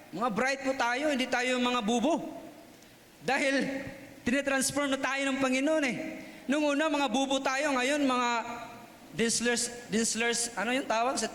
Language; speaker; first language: Filipino; non-native, local second language; Cebuano